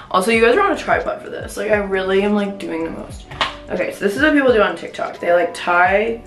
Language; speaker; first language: English; native; English